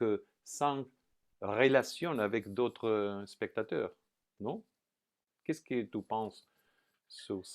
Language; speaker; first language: French; non-native, fluent; Spanish